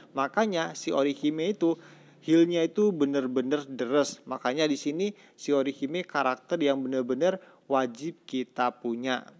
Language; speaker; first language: Indonesian; native; Indonesian